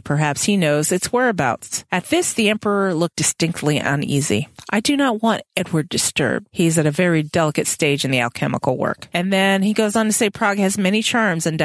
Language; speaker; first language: English; native; English